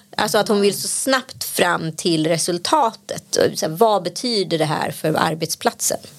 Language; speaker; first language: Swedish; native; Swedish